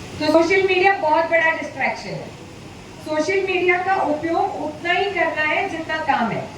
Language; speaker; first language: Hindi; non-native, local second language; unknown